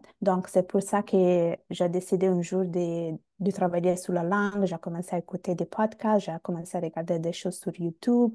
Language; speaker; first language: French; non-native, fluent; Bangla